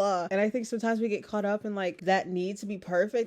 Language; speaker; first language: English; native; English